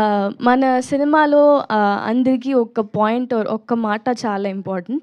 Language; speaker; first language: Telugu; non-native, learner; Tamil